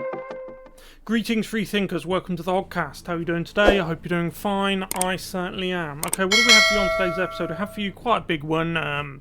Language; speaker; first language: English; native; English